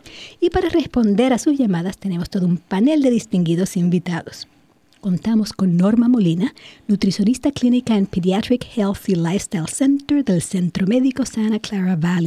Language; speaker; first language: Spanish; native; Spanish